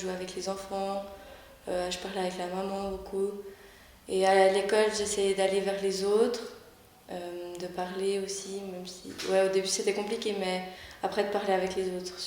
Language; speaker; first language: French; native; French